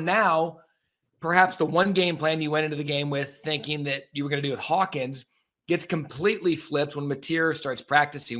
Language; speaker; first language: English; native; English